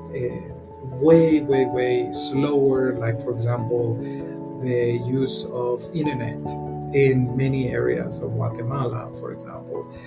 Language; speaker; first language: English; non-native, fluent; Spanish